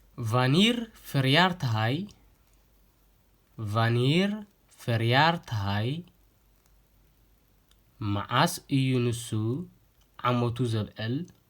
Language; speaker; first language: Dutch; non-native, fluent; Tigrinya